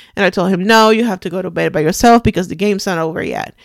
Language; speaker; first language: English; non-native, fluent; Spanish